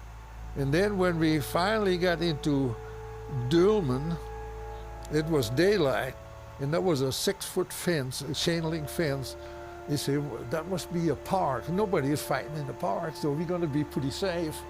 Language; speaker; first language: English; non-native, fluent; German